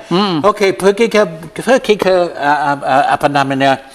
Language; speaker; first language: Indonesian; non-native, learner; English